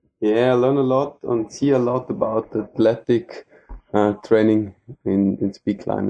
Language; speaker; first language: English; non-native, fluent; German